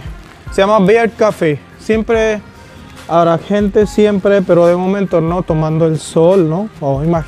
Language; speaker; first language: Spanish; non-native, fluent; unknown